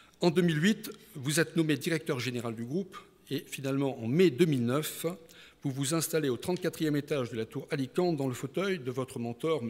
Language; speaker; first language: French; native; French